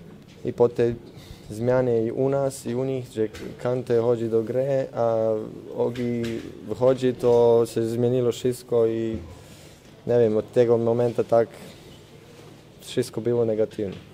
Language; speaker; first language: Polish; non-native, learner; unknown